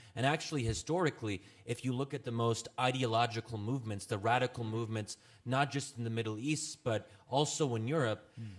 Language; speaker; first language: English; native; English